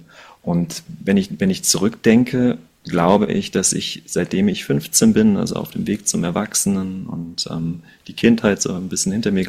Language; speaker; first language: German; native; German